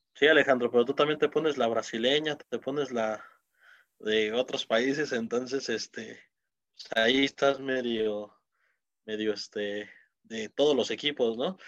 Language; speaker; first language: Spanish; native; Spanish